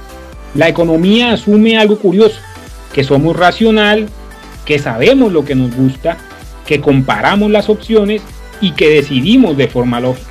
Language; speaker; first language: Spanish; native; Spanish